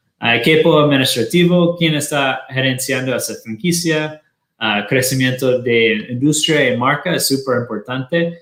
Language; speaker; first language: Spanish; non-native, fluent; Portuguese